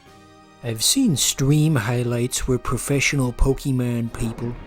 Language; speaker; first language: English; native; English